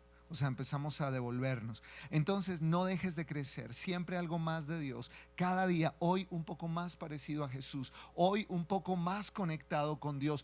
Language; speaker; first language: Spanish; native; Spanish